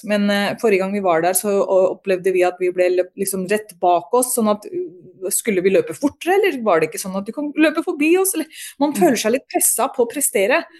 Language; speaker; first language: Norwegian; native; Norwegian